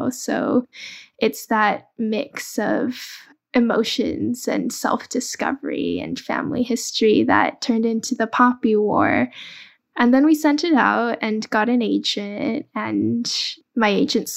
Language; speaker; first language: English; early bilingual, other home language; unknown